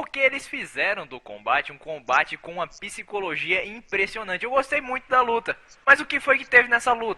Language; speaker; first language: Portuguese; native; Portuguese